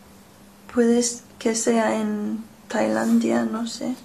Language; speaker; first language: Spanish; non-native, learner; English